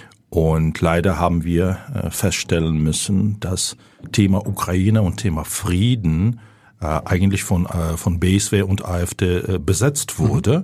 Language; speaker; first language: German; non-native, fluent; Ukrainian